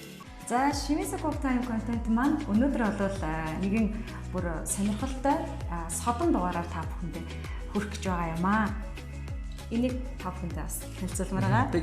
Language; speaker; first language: Mongolian; native; Mongolian